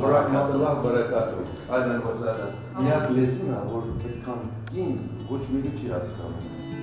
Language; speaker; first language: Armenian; early bilingual, heritage; Armenian